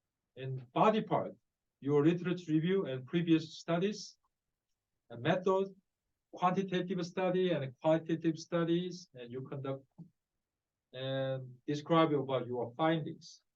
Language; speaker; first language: English; non-native, fluent; Korean